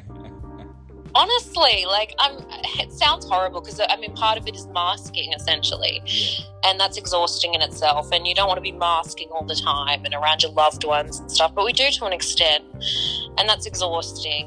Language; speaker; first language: English; native; English